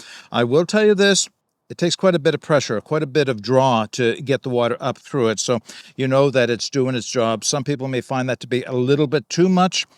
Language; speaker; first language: English; native; English